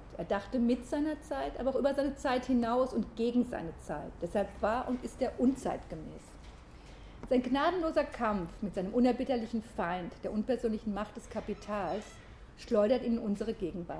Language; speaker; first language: German; native; German